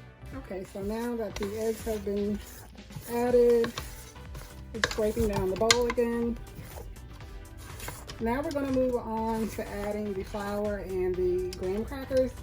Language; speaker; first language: English; native; English